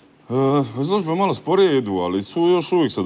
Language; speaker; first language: Bosnian; native; Bosnian